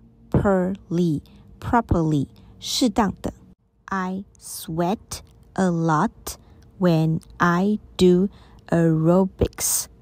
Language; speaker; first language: English; non-native, fluent; Chinese